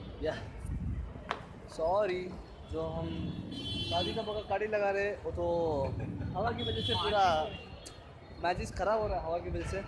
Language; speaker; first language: Hindi; non-native, local second language; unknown